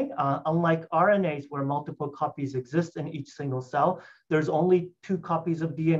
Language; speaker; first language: English; non-native, fluent; Japanese